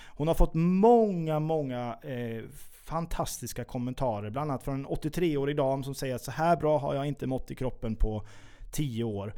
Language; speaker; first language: Swedish; native; Swedish